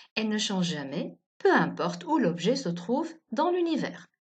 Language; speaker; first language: French; non-native, local second language; Arabic